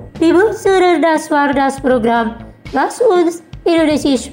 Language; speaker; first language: German; non-native, learner; Indonesian